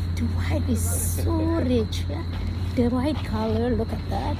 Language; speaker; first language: English; non-native, fluent; Indonesian